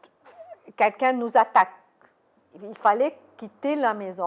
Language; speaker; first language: French; non-native, fluent; Arabic